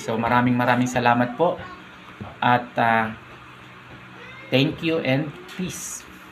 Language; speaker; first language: English; non-native, local second language; Filipino